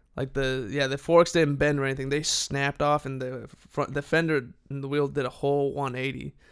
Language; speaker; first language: English; non-native, fluent; Spanish